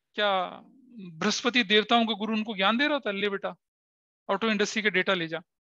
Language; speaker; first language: Hindi; native; Hindi